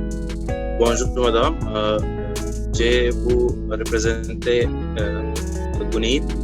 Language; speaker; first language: French; non-native, learner; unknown